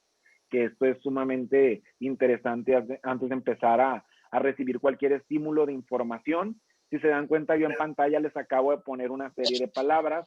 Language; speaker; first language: Spanish; native; Spanish